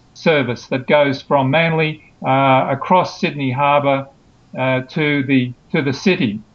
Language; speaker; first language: English; native; English